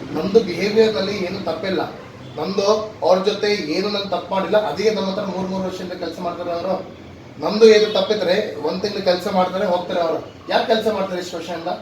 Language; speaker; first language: Kannada; non-native, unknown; Hindi